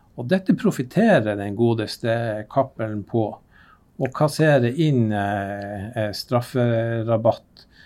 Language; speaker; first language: Norwegian; native; Norwegian